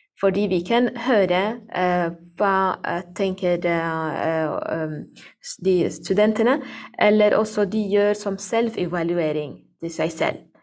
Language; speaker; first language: Norwegian; non-native, learner; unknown